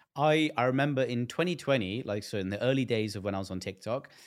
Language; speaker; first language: English; early bilingual, other home language; Hindi